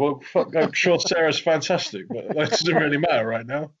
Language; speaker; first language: English; native; English